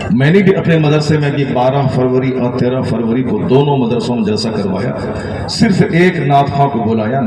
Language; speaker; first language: Urdu; native; Urdu